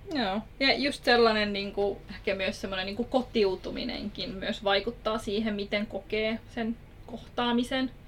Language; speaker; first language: Finnish; early bilingual, other home language; Kurdish